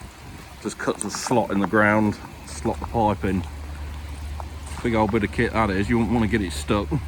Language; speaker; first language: English; native; English